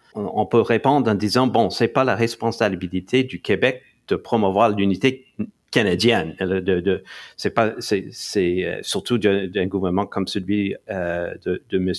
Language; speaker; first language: French; non-native, local second language; English